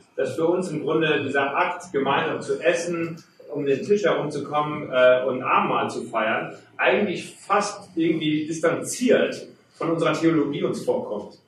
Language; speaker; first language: German; native; German